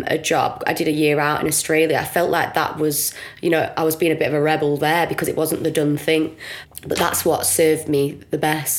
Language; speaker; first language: English; native; English